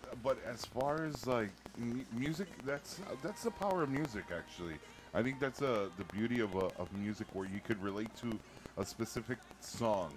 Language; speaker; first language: English; early bilingual, other home language; Spanish